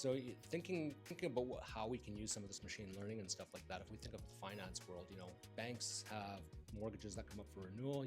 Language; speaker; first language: English; native; English